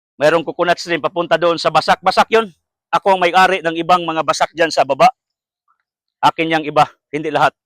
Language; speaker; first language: Filipino; non-native, local second language; Cebuano